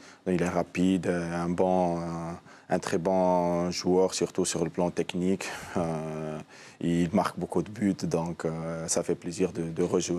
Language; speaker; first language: French; non-native, local second language; Arabic